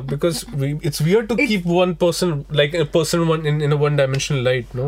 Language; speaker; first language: English; non-native, local second language; Hindi